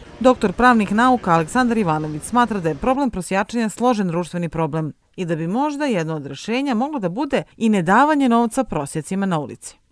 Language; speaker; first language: Serbian; native; Serbian